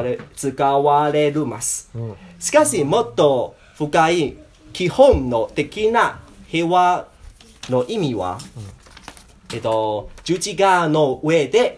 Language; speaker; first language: Japanese; non-native, learner; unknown